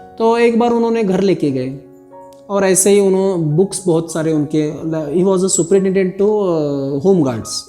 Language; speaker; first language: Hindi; non-native, local second language; Marathi